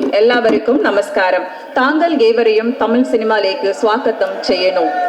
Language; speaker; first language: Tamil; non-native, learner; Malayalam